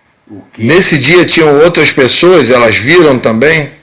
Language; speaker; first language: Portuguese; native; Portuguese